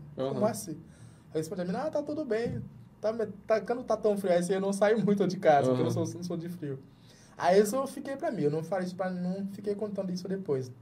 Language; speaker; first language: Portuguese; non-native, fluent; English